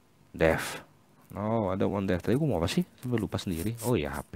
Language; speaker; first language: English; non-native, learner; Indonesian